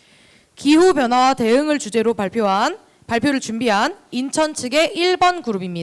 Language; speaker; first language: Korean; native; Korean